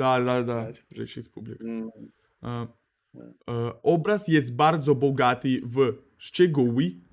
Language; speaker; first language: Polish; non-native, learner; Russian